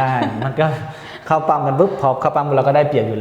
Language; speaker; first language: Thai; native; Thai